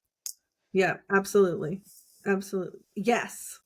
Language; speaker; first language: English; native; English